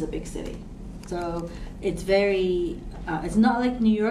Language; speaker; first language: English; non-native, local second language; Cantonese